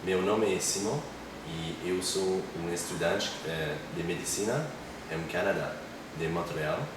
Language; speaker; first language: Portuguese; non-native, learner; English